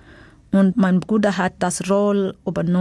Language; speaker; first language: German; non-native, learner; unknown